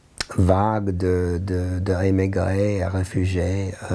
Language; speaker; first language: French; non-native, learner; English